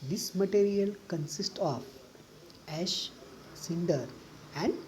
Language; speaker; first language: English; non-native, local second language; Marathi